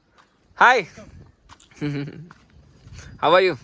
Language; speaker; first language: Hindi; non-native, local second language; Malayalam